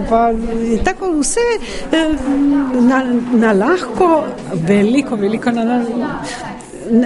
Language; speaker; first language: Slovenian; non-native, learner; Croatian